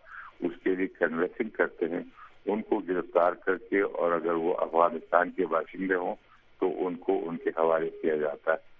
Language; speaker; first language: Urdu; native; Urdu